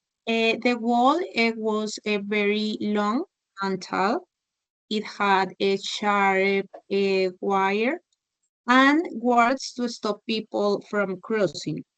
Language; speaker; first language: English; non-native, learner; Spanish